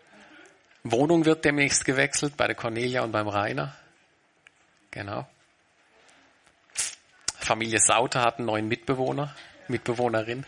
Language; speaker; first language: German; native; German